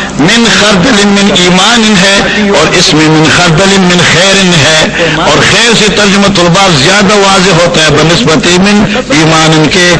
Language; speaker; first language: Urdu; non-native, local second language; Northern Hindko